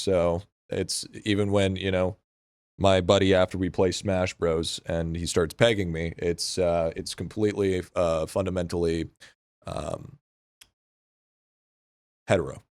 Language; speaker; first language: English; native; English